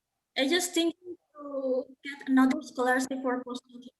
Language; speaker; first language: English; non-native, learner; Indonesian